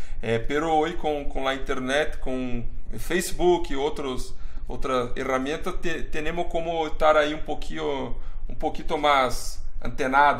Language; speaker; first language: Spanish; non-native, fluent; Portuguese